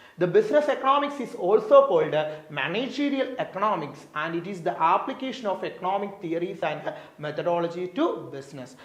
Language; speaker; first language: English; non-native, local second language; Malayalam